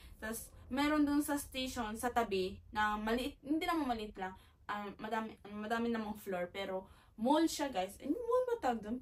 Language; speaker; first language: Filipino; native; Filipino